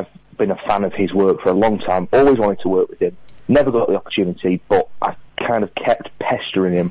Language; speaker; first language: English; native; English